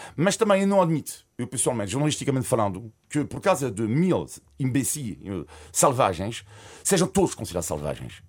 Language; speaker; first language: Portuguese; non-native, fluent; French